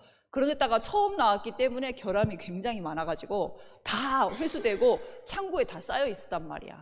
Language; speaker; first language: Korean; native; Korean